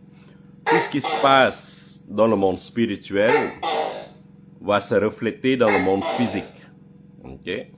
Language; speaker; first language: French; non-native, fluent; Khmer